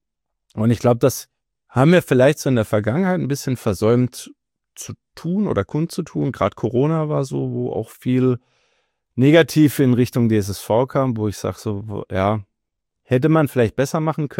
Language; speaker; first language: German; native; German